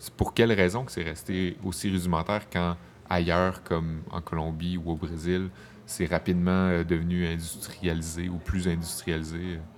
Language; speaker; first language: French; native; French